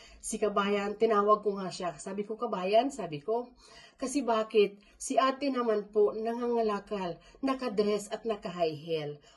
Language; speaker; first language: Filipino; non-native, local second language; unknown